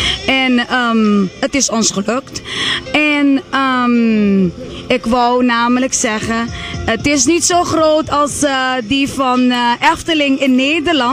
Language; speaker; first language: Dutch; non-native, local second language; Papiamento